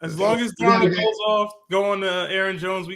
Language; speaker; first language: English; native; English